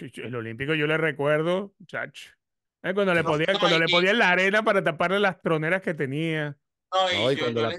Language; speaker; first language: Spanish; native; Spanish